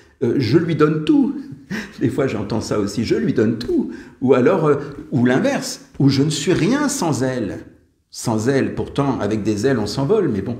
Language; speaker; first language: French; native; French